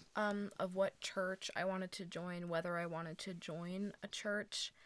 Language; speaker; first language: English; early bilingual, heritage; English